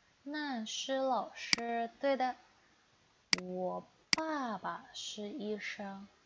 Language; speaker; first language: Chinese; non-native, fluent; Indonesian